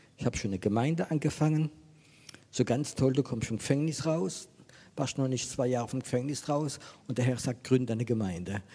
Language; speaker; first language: German; non-native, fluent; French